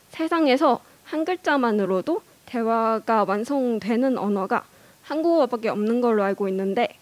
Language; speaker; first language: Korean; non-native, fluent; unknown